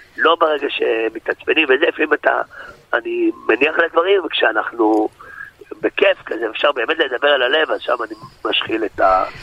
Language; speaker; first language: Hebrew; native; Hebrew